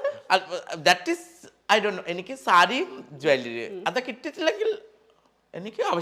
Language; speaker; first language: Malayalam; non-native, fluent; Assamese